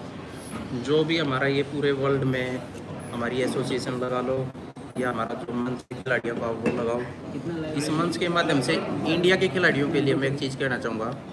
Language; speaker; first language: Hindi; native; Hindi